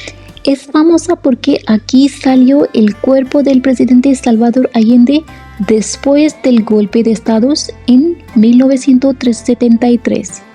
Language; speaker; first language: Spanish; non-native, fluent; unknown